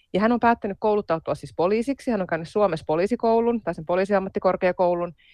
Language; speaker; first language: Finnish; native; Finnish